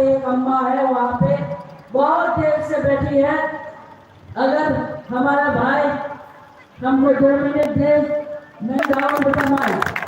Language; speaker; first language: Hindi; non-native, local second language; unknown